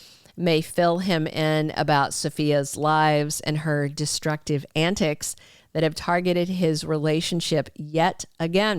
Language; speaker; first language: English; native; English